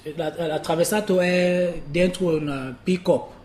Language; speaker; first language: Italian; non-native, learner; French